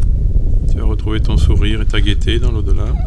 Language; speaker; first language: French; native; French